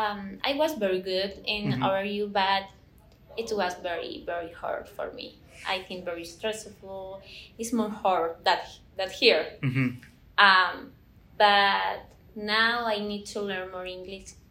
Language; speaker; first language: English; non-native, learner; Spanish